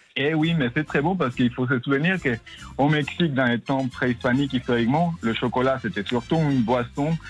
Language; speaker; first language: French; non-native, fluent; Spanish